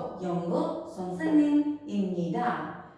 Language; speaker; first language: Korean; non-native, fluent; Albanian